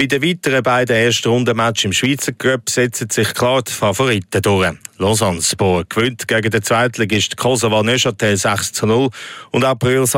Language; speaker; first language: German; native; German